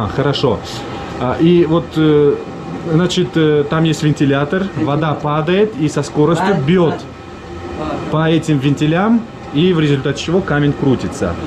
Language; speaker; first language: Russian; non-native, local second language; Tajik